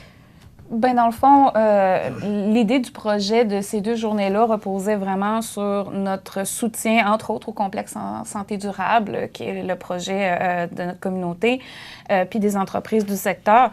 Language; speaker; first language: French; native; French